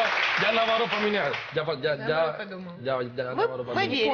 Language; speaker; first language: Russian; non-native, learner; Spanish